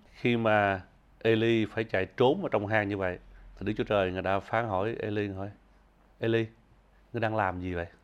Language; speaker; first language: Vietnamese; early bilingual, heritage; Vietnamese